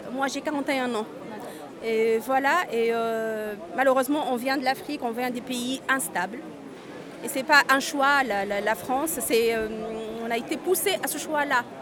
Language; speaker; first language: French; non-native, local second language; Arabic